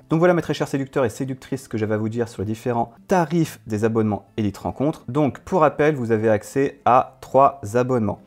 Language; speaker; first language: French; native; French